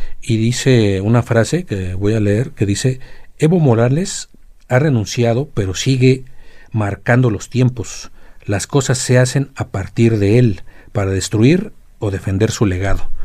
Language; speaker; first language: Spanish; native; Spanish